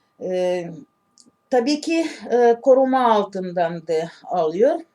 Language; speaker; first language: Turkish; non-native, learner; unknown